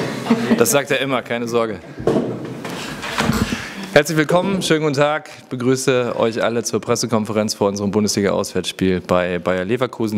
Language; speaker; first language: German; native; German